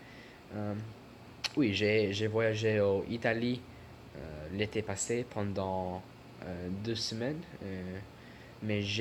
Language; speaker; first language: French; non-native, learner; English